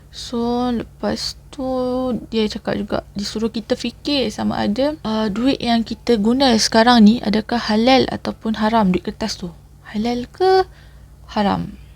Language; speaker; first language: Malay; native; Malay